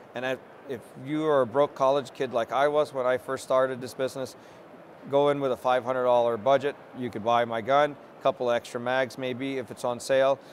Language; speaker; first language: English; non-native, local second language; Filipino